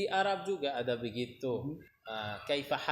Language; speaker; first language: Indonesian; non-native, learner; Arabic